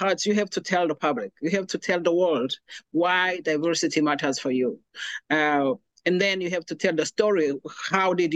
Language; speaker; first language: English; non-native, local second language; Kinyarwanda